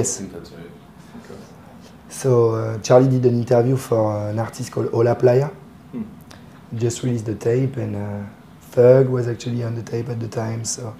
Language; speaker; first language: English; non-native, fluent; French